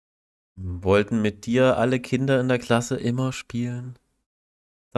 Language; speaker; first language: German; native; German